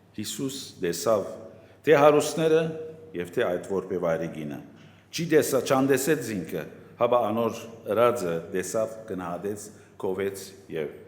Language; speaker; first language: Armenian; native; Armenian